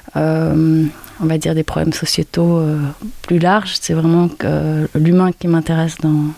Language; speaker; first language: French; native; French